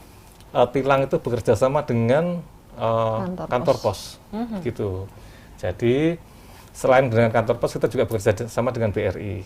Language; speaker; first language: Indonesian; native; Indonesian